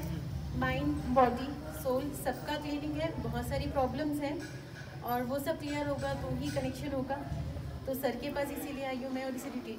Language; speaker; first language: Hindi; native; Hindi